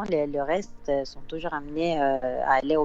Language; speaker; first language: French; non-native, fluent; Turkish